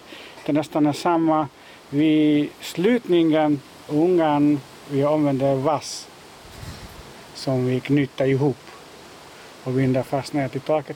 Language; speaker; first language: Swedish; non-native, fluent; Hungarian